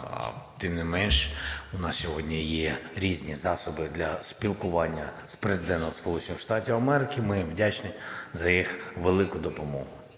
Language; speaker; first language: Ukrainian; non-native, local second language; Russian